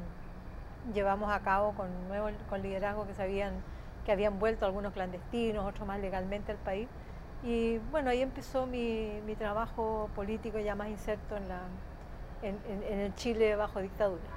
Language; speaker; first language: Spanish; native; Spanish